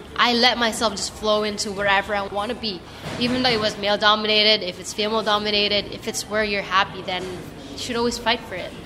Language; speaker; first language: English; non-native, local second language; Filipino